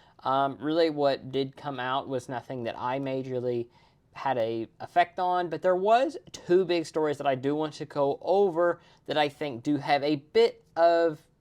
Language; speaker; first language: English; native; English